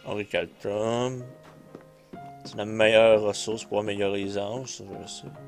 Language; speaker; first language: French; native; French